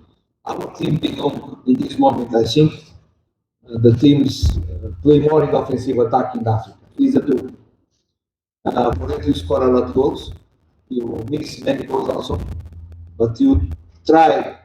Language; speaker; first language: English; non-native, learner; Portuguese